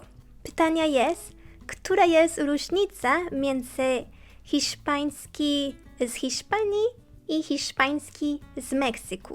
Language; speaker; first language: Polish; non-native, learner; Spanish